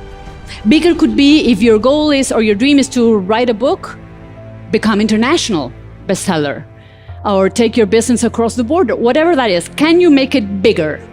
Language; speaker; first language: English; non-native, fluent; Spanish